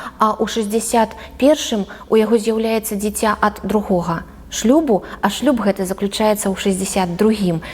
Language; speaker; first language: Belarusian; native; Belarusian